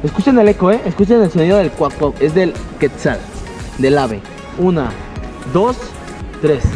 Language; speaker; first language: Spanish; native; Spanish